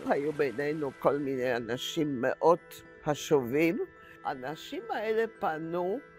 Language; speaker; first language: Hebrew; non-native, fluent; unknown